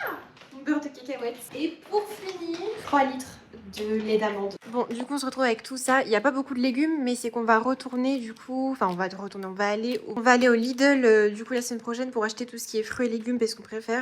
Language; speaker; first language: French; native; French